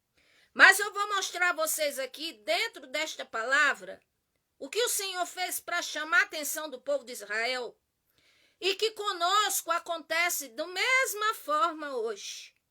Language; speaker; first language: Portuguese; native; Portuguese